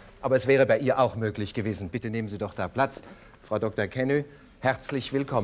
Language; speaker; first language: German; native; German